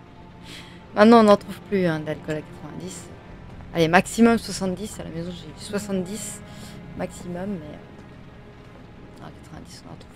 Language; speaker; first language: French; native; French